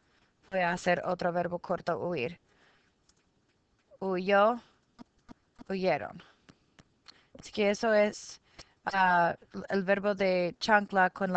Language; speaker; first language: Spanish; non-native, fluent; English